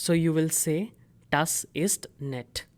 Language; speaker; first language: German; non-native, fluent; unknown